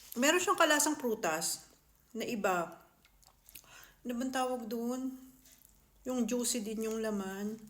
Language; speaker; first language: Filipino; non-native, local second language; Bikol